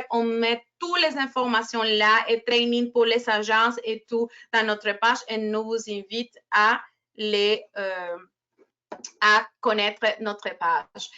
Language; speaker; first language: French; non-native, fluent; Spanish